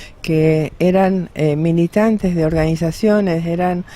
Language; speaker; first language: Spanish; native; Spanish